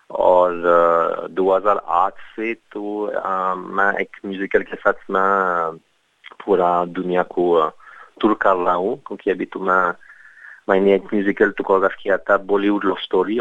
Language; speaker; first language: Hindi; non-native, fluent; French